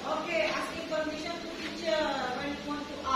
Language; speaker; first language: English; non-native, fluent; Indonesian